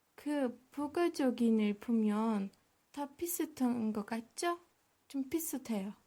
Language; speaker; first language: Korean; non-native, learner; Turkish